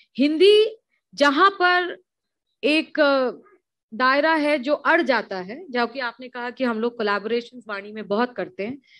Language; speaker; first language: Hindi; native; Hindi